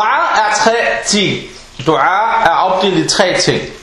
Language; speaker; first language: Danish; early bilingual, other home language; Arabic